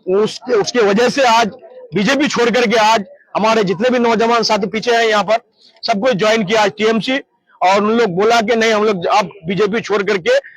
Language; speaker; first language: Hindi; non-native, local second language; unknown